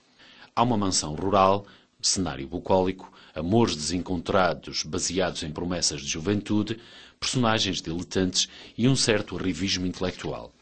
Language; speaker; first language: Portuguese; native; Portuguese